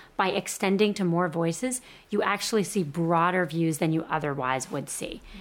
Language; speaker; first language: English; native; English